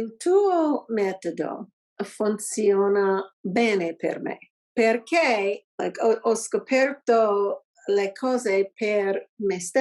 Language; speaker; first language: Italian; non-native, learner; English